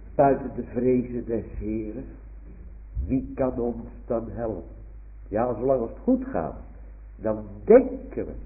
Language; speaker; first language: Dutch; native; Dutch